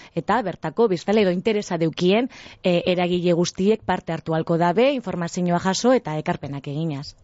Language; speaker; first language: Basque; native; Basque